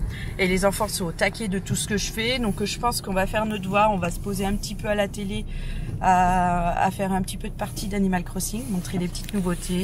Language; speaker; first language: French; native; French